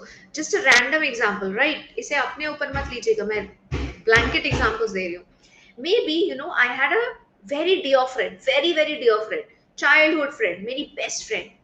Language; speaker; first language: English; non-native, local second language; Hindi